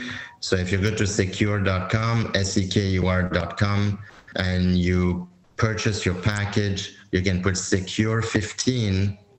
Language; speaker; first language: English; non-native, fluent; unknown